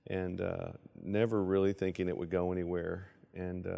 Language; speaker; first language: English; native; English